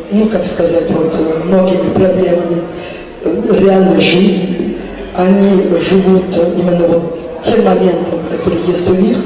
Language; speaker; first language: Russian; non-native, fluent; French